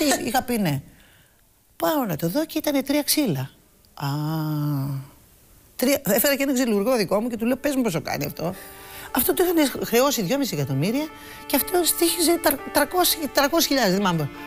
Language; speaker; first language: Greek; native; Greek